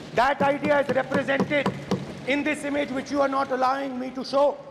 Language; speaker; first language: English; non-native, local second language; Hindi